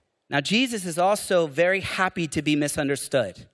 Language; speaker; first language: English; native; English